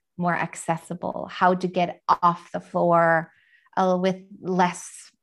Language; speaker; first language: English; non-native, fluent; Finnish